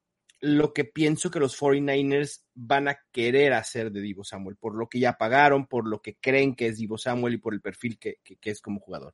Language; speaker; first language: Spanish; native; Spanish